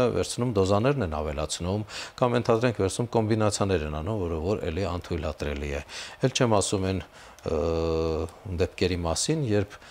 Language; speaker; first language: Armenian; native; Armenian